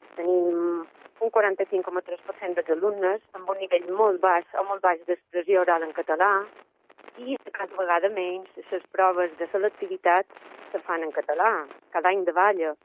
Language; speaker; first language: Catalan; native; Catalan